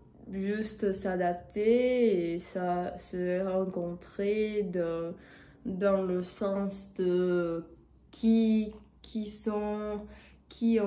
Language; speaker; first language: French; non-native, learner; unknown